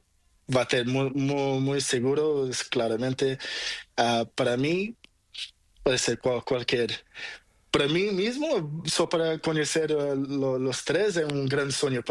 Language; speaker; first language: Spanish; non-native, learner; Portuguese